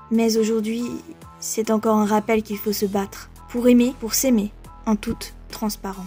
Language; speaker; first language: French; native; French